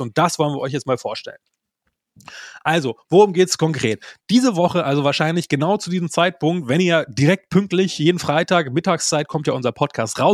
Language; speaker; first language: German; native; German